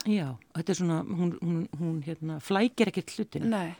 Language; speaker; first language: Icelandic; native; Icelandic